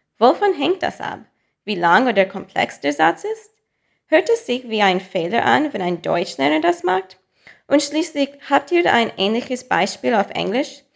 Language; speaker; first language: German; non-native, fluent; English